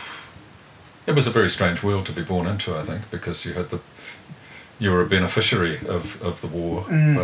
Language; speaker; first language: English; native; English